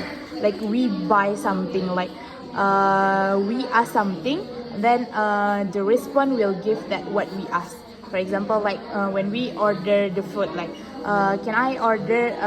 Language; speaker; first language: English; non-native, learner; Indonesian